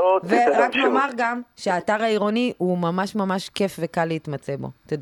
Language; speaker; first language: Hebrew; native; Hebrew